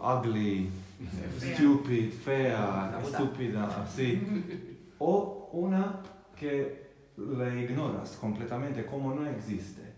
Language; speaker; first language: Spanish; non-native, fluent; Croatian